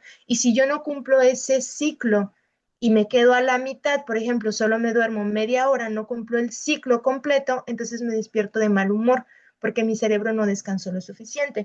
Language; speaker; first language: Spanish; native; Spanish